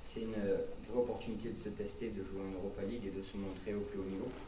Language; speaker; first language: French; native; French